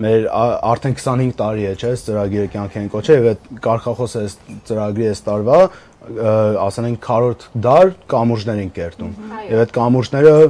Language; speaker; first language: Armenian; early bilingual, heritage; Armenian